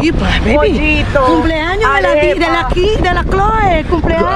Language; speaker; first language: Spanish; native; Spanish